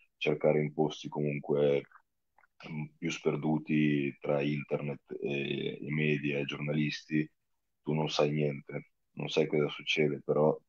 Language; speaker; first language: Italian; non-native, fluent; Russian